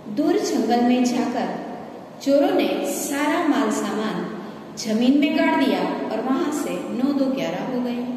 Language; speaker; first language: Hindi; non-native, local second language; Gujarati